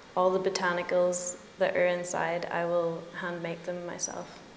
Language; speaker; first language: English; native; English